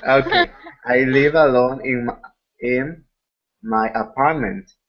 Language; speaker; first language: English; non-native, learner; Spanish